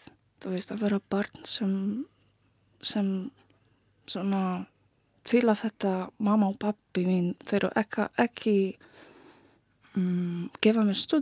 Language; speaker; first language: Icelandic; non-native, learner; Polish